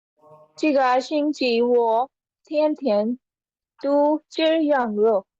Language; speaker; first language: Chinese; non-native, learner; Urdu